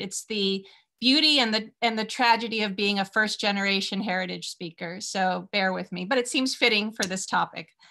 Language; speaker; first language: English; early bilingual, other home language; Spanish